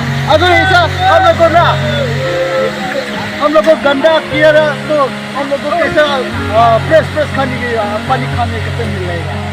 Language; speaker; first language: Hindi; non-native, local second language; Karbi